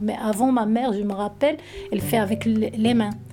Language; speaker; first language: French; non-native, learner; Arabic